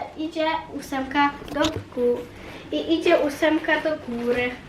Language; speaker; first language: Polish; native; Polish